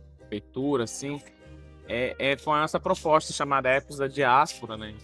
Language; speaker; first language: Portuguese; non-native, local second language; Kabuverdianu